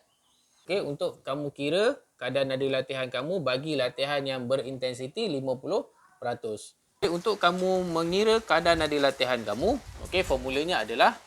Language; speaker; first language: Malay; native; Malay